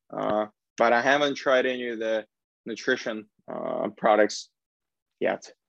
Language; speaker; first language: English; non-native, fluent; Russian